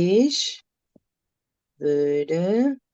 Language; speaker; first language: German; non-native, fluent; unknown